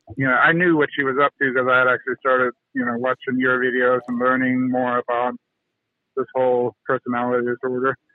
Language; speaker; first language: English; native; English